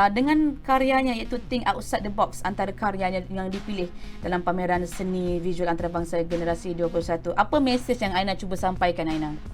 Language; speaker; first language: Malay; native; Malay